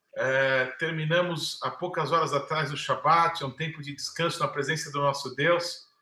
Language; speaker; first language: Portuguese; native; Portuguese